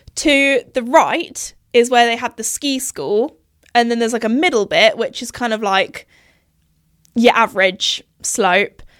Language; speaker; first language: English; native; English